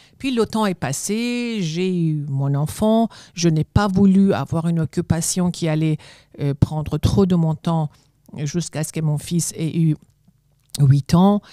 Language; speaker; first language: French; non-native, fluent; Persian